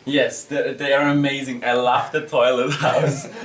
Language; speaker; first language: English; non-native, learner; German